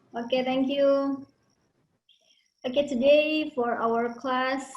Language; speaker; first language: English; non-native, learner; Indonesian